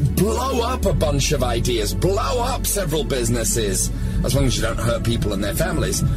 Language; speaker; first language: English; native; English